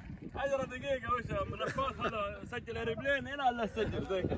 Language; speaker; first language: Arabic; native; Arabic